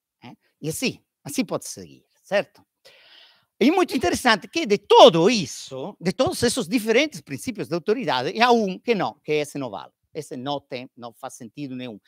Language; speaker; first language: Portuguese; non-native, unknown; Italian